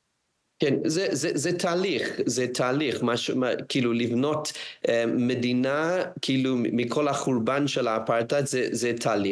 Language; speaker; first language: Hebrew; non-native, fluent; English